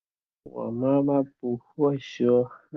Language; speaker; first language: Chinese; non-native, learner; Bangla